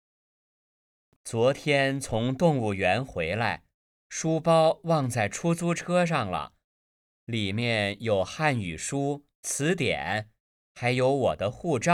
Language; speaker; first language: Chinese; native; Chinese